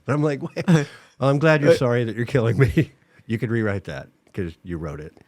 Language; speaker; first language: English; native; English